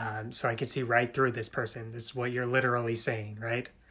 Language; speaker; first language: English; native; English